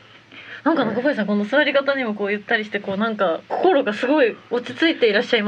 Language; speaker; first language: Japanese; native; Japanese